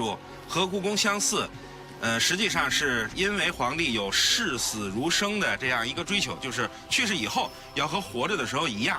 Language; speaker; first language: Chinese; native; Chinese